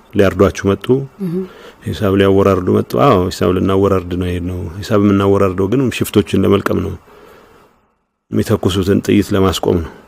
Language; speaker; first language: Amharic; non-native, local second language; Tigrinya